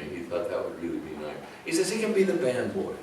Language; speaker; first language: English; native; English